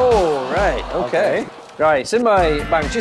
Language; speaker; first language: Vietnamese; non-native, fluent; English